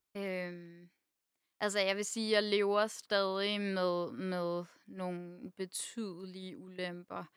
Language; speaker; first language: Danish; native; Danish